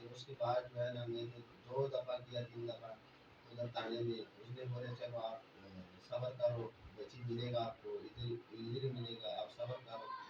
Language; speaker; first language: Urdu; non-native, local second language; Pashto